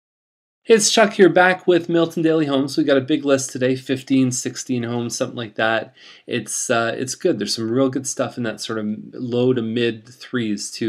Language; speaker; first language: English; native; English